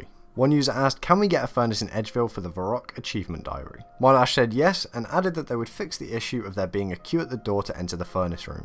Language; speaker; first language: English; native; English